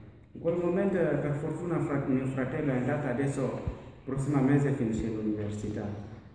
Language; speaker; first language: Italian; non-native, learner; Masai